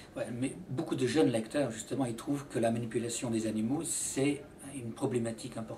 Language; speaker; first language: French; native; French